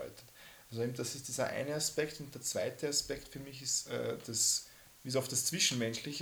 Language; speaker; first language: German; native; German